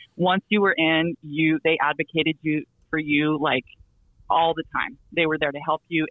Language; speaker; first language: English; native; English